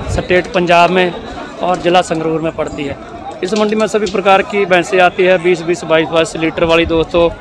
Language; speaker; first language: Hindi; non-native, local second language; Punjabi